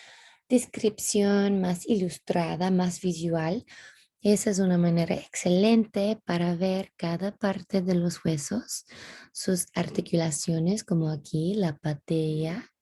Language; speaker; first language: Spanish; non-native, fluent; English